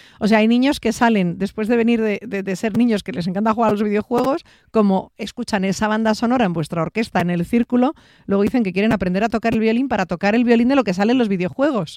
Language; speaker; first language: Spanish; native; Spanish